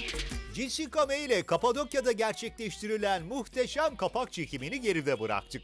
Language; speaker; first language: Turkish; native; Turkish